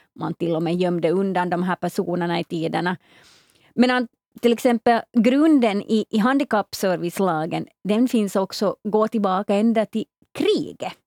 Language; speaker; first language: Swedish; native; Swedish